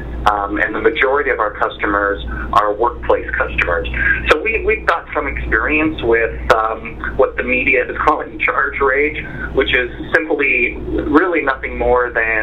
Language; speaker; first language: English; native; English